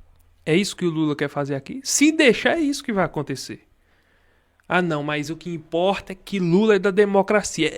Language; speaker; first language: Portuguese; native; Portuguese